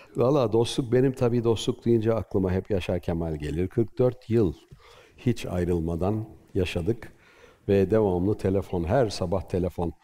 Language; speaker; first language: Turkish; native; Turkish